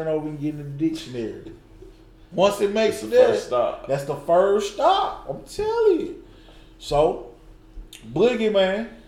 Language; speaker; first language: English; native; English